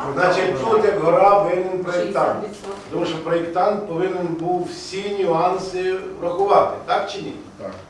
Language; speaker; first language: Ukrainian; native; Ukrainian